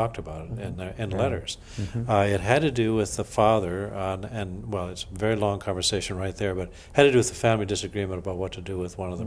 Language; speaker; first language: English; native; English